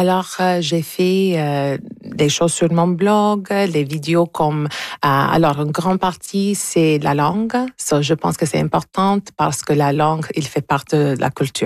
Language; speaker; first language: French; non-native, local second language; English